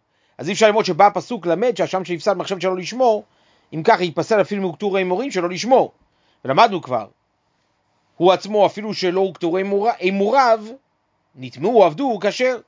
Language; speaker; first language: Hebrew; native; Hebrew